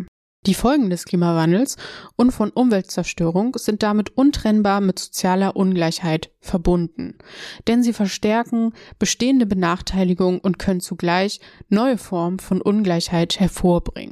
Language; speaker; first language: German; native; German